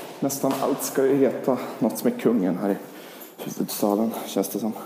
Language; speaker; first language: Swedish; native; Swedish